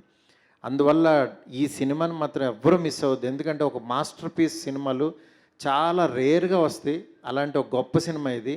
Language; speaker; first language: Telugu; native; Telugu